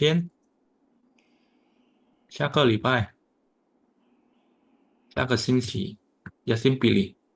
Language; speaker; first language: Chinese; non-native, fluent; Indonesian